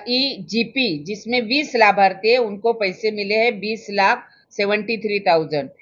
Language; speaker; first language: Hindi; non-native, local second language; Marathi